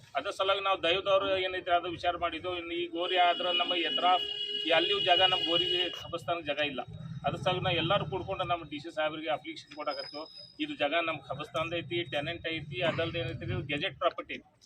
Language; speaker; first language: Kannada; non-native, local second language; Urdu